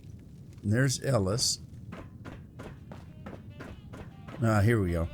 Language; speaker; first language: English; native; English